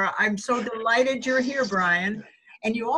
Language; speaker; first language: English; native; English